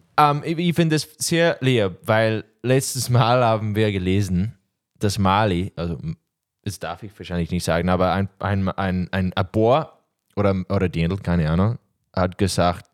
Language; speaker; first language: German; non-native, learner; English